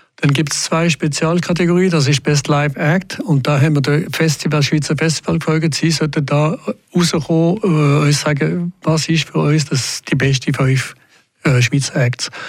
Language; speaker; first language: German; non-native, local second language; French